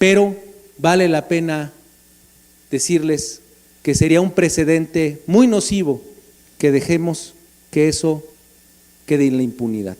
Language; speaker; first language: Spanish; native; Spanish